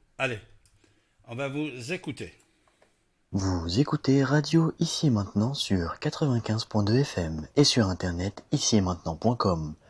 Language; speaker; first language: French; non-native, fluent; Persian